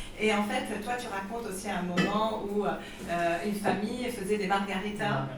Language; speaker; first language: French; non-native, local second language; Arabic